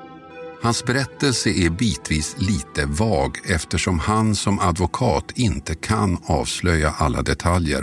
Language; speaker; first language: Swedish; native; Swedish